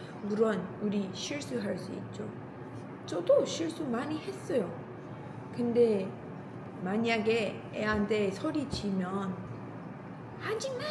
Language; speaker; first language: Korean; non-native, learner; English